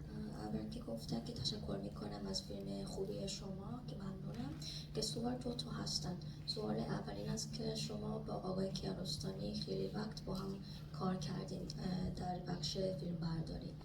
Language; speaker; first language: Persian; non-native, fluent; Korean